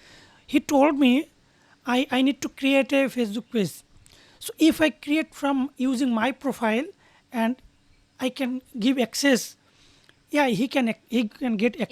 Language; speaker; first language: English; non-native, learner; Bangla